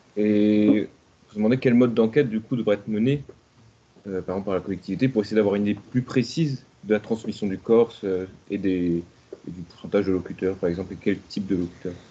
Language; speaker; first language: French; native; French